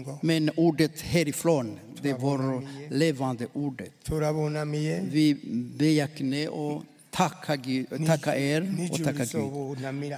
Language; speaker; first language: Swedish; non-native, learner; Rundi